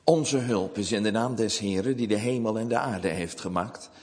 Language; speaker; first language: Dutch; native; Dutch